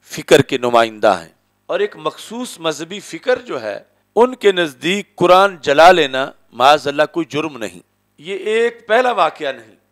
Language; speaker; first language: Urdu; non-native, local second language; Punjabi